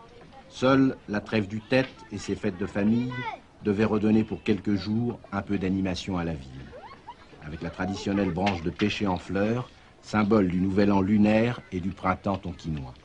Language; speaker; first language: French; native; French